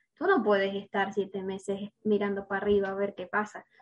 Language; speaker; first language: Spanish; native; Spanish